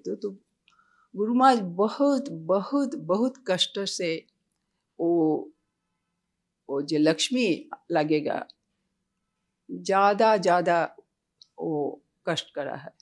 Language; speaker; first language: Hindi; non-native, local second language; Bangla